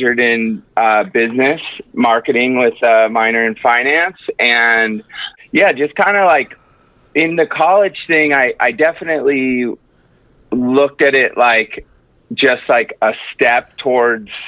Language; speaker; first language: English; native; English